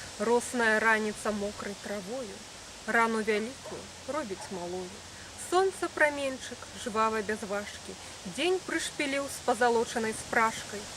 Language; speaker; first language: Belarusian; native; Belarusian